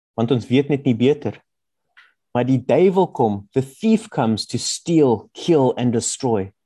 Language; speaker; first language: Afrikaans; non-native, local second language; German